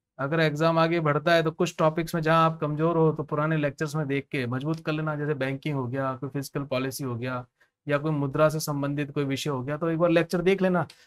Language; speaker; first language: Hindi; native; Hindi